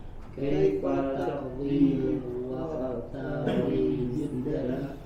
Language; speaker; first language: Arabic; non-native, learner; Indonesian